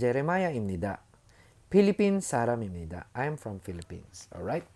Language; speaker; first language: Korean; non-native, learner; Filipino